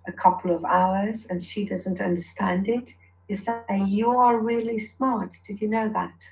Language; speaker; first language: English; non-native, fluent; Persian